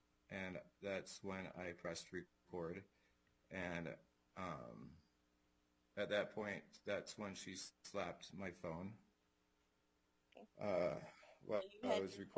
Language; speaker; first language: English; native; English